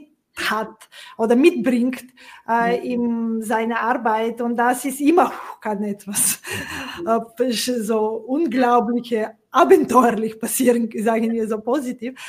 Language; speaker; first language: German; non-native, fluent; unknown